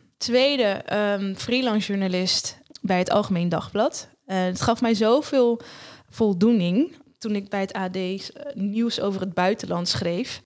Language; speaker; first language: Dutch; early bilingual, other home language; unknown